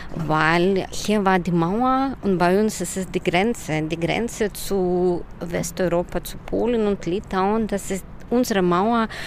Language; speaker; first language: German; non-native, fluent; Russian